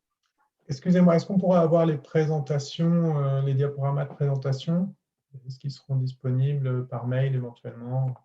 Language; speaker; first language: French; native; French